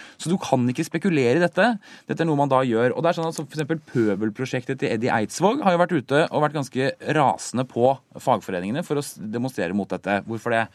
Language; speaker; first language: Norwegian; native; Norwegian